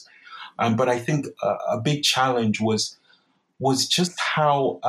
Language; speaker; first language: English; non-native, local second language; Yoruba